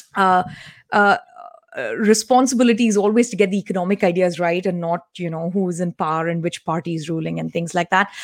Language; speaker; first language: English; non-native, local second language; Tamil